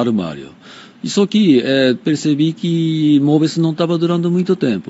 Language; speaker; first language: Portuguese; non-native, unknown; Japanese